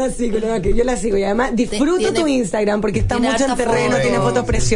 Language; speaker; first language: Spanish; native; Spanish